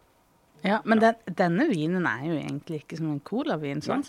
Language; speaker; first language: Norwegian; native; Norwegian